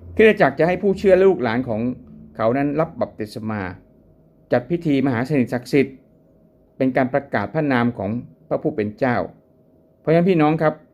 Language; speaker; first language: Thai; native; Thai